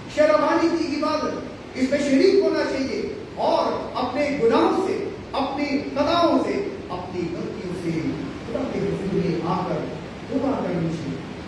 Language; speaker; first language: Urdu; native; Urdu